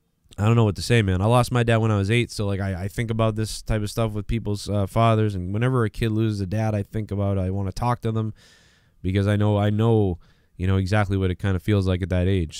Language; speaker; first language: English; native; English